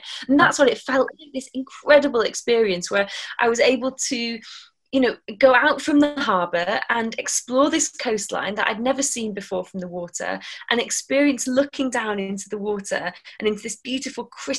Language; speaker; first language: English; native; English